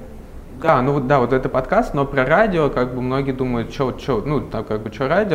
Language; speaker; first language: Russian; native; Russian